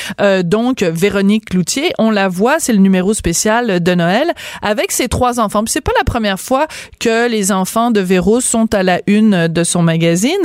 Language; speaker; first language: French; native; French